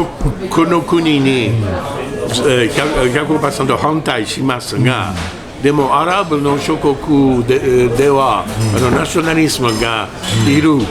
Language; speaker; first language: Japanese; non-native, learner; French